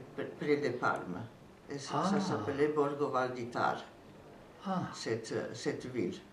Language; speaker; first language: French; non-native, fluent; Serbian